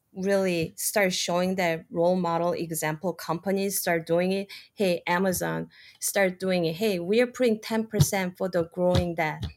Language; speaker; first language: English; non-native, fluent; Korean